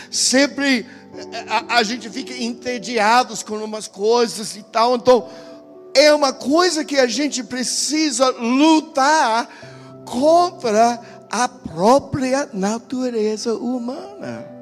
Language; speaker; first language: Portuguese; non-native, fluent; English